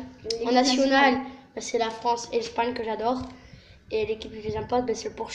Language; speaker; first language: French; native; French